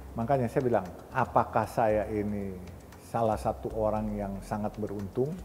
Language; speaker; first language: Indonesian; native; Indonesian